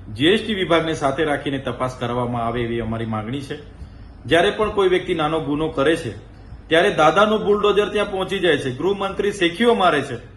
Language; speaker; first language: Gujarati; non-native, local second language; Vasavi